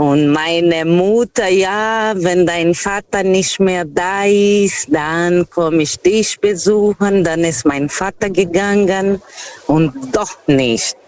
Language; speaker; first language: German; non-native, fluent; Portuguese